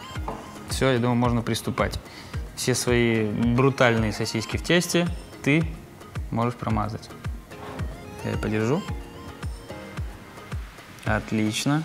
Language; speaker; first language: Russian; native; Russian